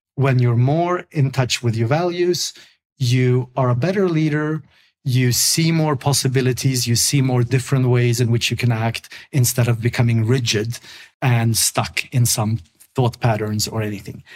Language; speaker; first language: English; non-native, fluent; Swedish